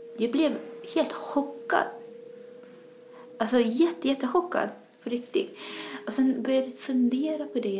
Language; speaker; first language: Swedish; non-native, fluent; Persian